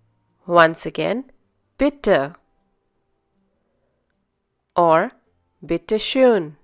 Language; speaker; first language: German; non-native, fluent; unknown